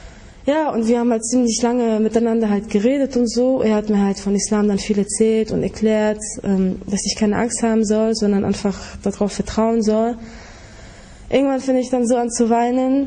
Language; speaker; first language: German; early bilingual, other home language; Polish